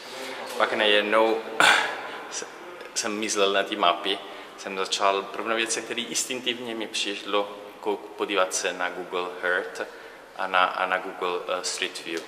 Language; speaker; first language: Czech; non-native, learner; Italian